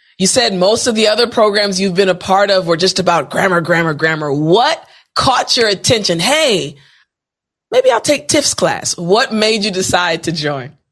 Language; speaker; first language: English; native; English